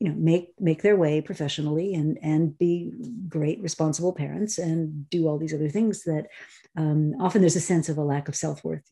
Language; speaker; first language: English; native; English